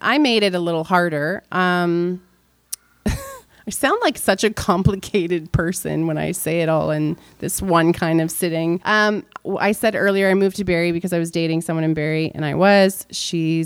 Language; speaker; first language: English; non-native, fluent; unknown